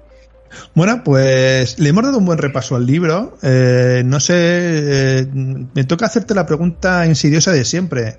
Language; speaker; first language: Spanish; native; Spanish